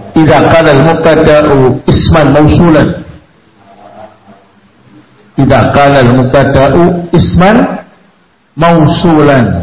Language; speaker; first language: Arabic; non-native, learner; Indonesian